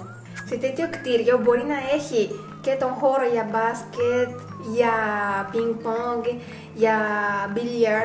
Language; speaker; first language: Greek; non-native, fluent; Japanese